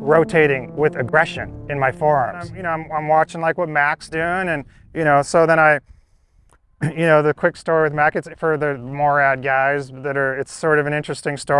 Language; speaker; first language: English; native; English